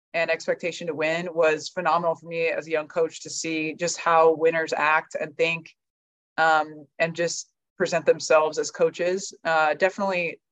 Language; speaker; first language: English; native; English